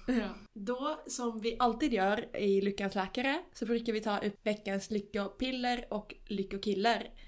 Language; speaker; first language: Swedish; non-native, fluent; Finnish